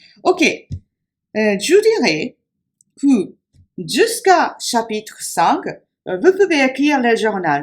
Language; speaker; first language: French; non-native, fluent; Japanese